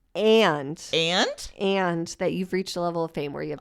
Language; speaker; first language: English; native; English